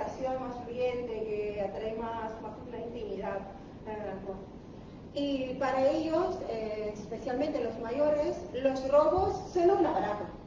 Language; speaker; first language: Spanish; non-native, learner; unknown